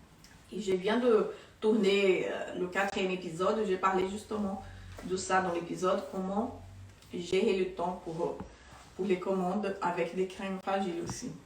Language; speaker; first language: French; non-native, fluent; Portuguese